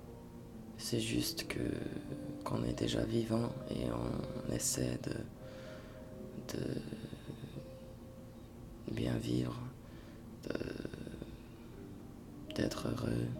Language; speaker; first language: French; non-native, fluent; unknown